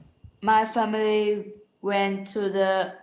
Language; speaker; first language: English; non-native, learner; Vietnamese